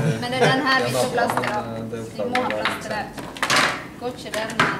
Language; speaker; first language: Norwegian; native; Norwegian